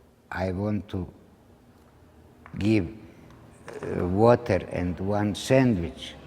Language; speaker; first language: English; non-native, learner; Ladino